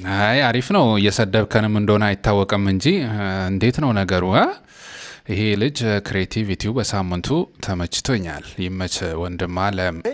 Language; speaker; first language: Amharic; native; Amharic